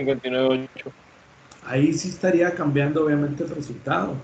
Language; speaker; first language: Spanish; native; Spanish